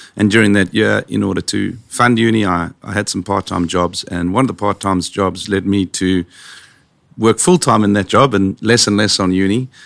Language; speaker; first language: English; native; English